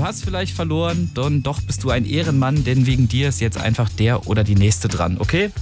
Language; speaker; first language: German; native; German